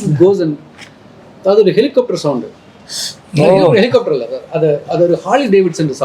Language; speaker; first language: Tamil; non-native, learner; Malayalam